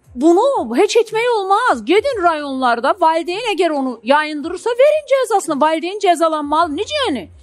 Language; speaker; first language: Azerbaijani; native; Azerbaijani